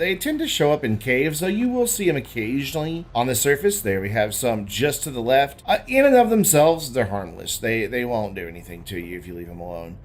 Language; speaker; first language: English; native; English